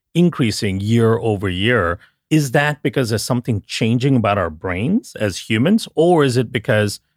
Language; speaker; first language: English; non-native, local second language; Tamil